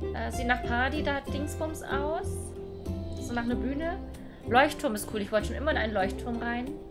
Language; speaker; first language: German; native; German